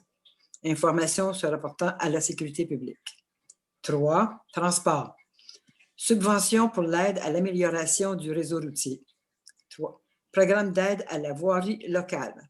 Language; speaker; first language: French; native; French